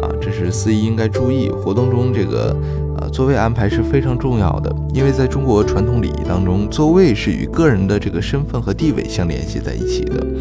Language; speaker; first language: Chinese; native; Chinese